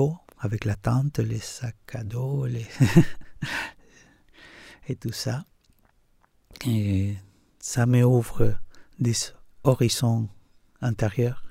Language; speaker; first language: French; non-native, fluent; Spanish